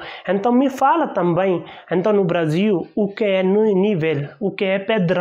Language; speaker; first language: Portuguese; non-native, learner; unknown